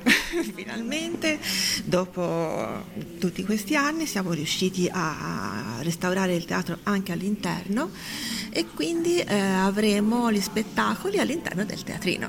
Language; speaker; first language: Italian; native; Italian